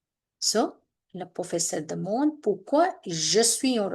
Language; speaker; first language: French; non-native, fluent; Hindi